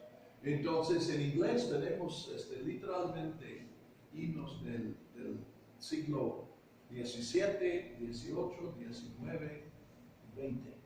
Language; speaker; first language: Spanish; non-native, fluent; English